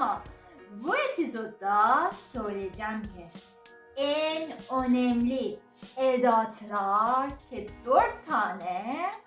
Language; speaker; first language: Turkish; non-native, learner; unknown